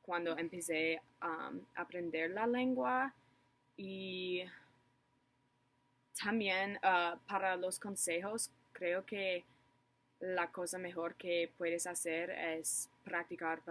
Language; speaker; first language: Spanish; non-native, learner; English